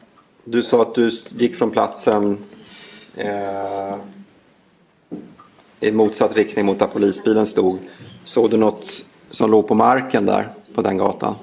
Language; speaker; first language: Swedish; native; Swedish